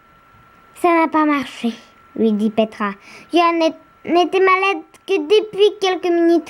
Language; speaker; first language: French; native; French